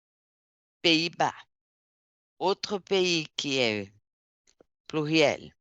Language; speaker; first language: French; non-native, fluent; Portuguese